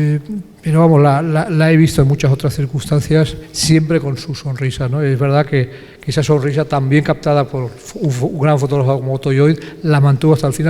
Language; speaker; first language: Spanish; native; Spanish